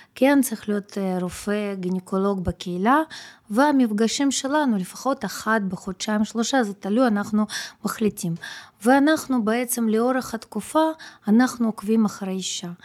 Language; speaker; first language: Hebrew; non-native, fluent; Russian